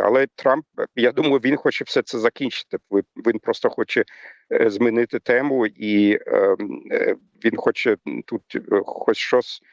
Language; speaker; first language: Ukrainian; non-native, fluent; German